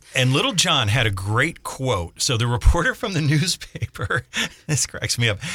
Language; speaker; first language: English; native; English